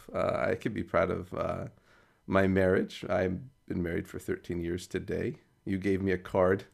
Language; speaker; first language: English; native; English